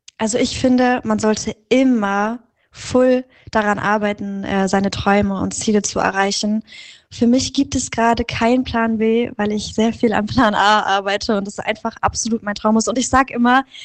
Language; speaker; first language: German; native; German